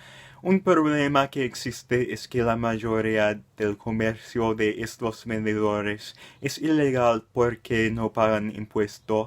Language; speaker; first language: Spanish; non-native, fluent; English